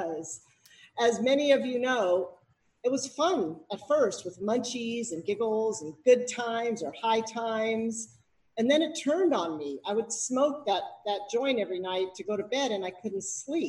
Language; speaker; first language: English; native; English